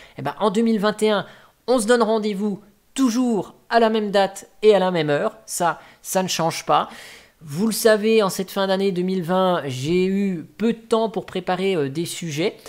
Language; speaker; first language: French; native; French